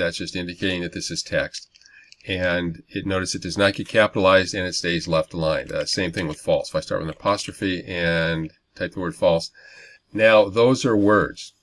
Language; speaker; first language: English; native; English